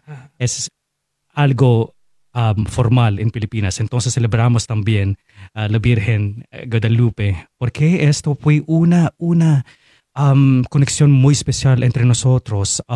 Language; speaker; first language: Spanish; non-native, fluent; Filipino